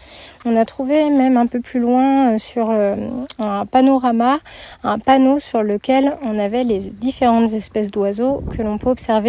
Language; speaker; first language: French; native; French